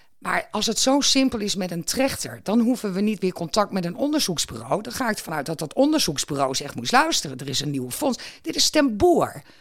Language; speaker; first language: Dutch; native; Dutch